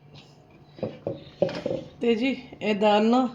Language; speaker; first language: Hindi; non-native, local second language; Punjabi